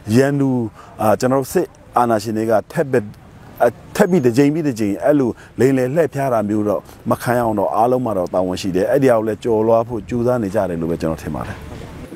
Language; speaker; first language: Burmese; non-native, local second language; Shwe Palaung